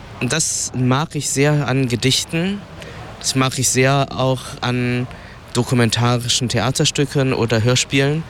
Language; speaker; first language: German; early bilingual, other home language; Vietnamese